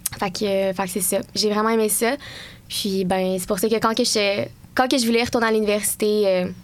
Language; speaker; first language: French; native; French